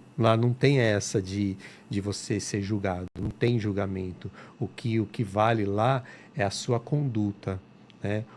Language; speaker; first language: Portuguese; native; Portuguese